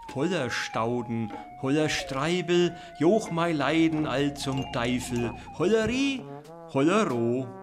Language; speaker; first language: German; native; German